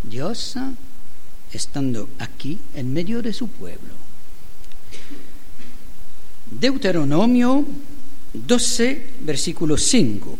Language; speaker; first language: Spanish; non-native, fluent; French